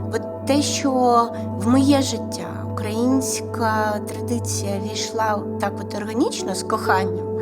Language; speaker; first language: Ukrainian; non-native, local second language; Russian